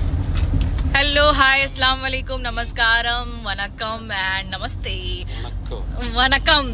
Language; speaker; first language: Malayalam; non-native, learner; Hindi